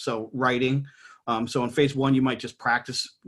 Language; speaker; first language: English; native; English